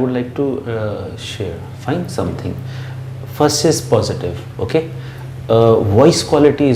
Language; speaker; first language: English; non-native, local second language; Hindi